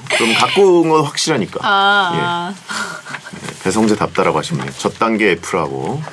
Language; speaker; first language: Korean; native; Korean